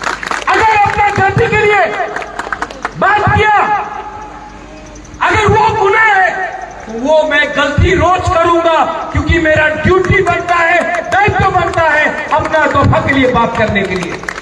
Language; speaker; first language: Hindi; non-native, local second language; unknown